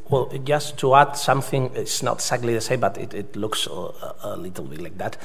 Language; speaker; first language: English; non-native, fluent; Spanish